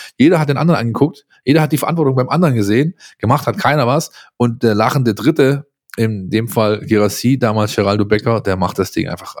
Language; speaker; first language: German; native; German